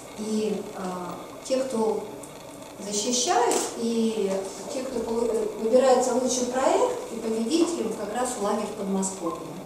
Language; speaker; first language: Russian; native; Russian